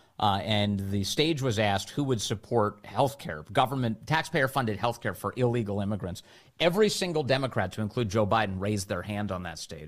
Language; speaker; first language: English; native; English